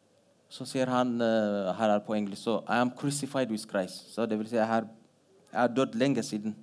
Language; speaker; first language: Norwegian; non-native, fluent; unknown